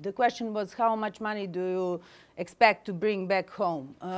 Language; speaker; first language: English; non-native, fluent; Serbian